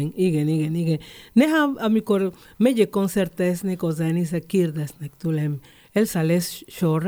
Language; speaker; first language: Hungarian; non-native, fluent; Spanish